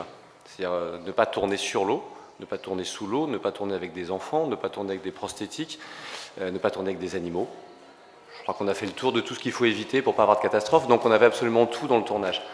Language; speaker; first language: French; native; French